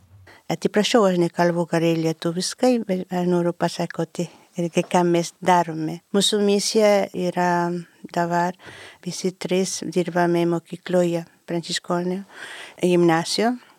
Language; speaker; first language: Lithuanian; non-native, learner; Spanish